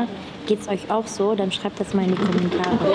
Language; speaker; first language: German; native; German